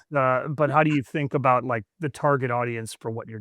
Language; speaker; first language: English; native; English